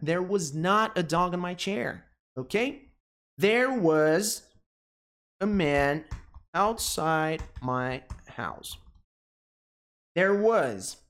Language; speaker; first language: English; non-native, fluent; Portuguese